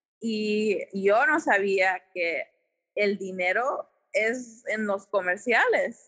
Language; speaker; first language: Spanish; early bilingual, heritage; Spanish